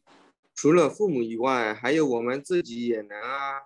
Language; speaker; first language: Chinese; non-native, learner; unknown